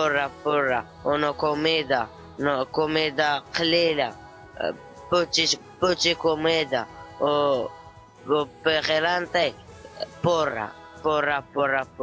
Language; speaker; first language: Spanish; non-native, learner; Arabic